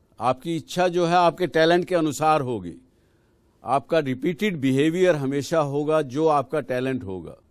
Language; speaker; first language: Hindi; native; Hindi